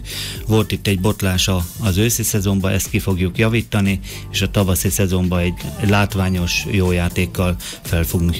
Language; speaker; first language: Hungarian; native; Hungarian